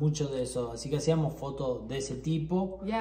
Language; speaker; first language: Spanish; native; Spanish